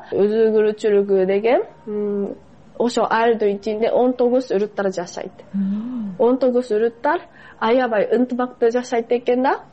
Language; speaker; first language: Kyrgyz; non-native, fluent; Japanese